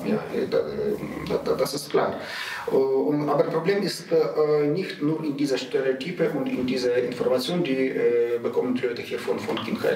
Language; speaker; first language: German; non-native, learner; Ukrainian